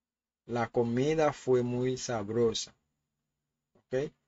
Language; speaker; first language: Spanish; non-native, learner; Haitian Creole